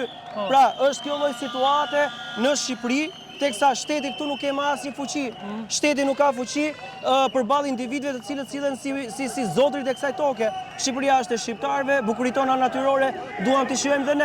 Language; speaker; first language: Albanian; native; Albanian